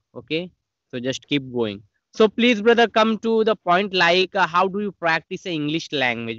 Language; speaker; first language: English; non-native, learner; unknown